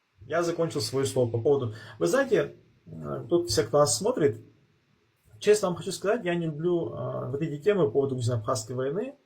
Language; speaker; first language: Russian; native; Russian